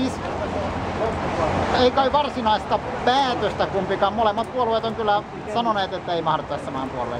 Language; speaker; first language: Finnish; non-native, fluent; Kurdish